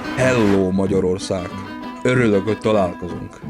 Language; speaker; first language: Hungarian; non-native, learner; Czech